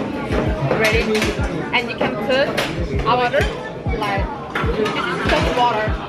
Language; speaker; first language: English; non-native, learner; Korean